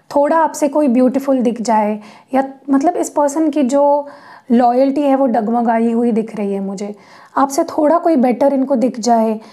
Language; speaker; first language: Hindi; non-native, local second language; Marathi